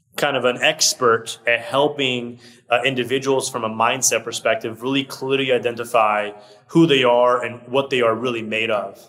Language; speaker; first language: English; early bilingual, other home language; Portuguese